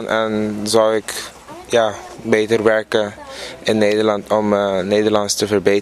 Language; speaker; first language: Dutch; non-native, local second language; Papiamento